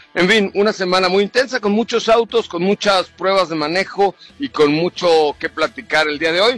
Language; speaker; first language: Spanish; native; Spanish